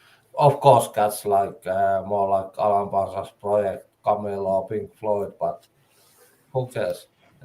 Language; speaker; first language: English; non-native, learner; Finnish